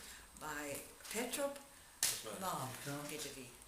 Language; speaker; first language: Welsh; non-native, learner; English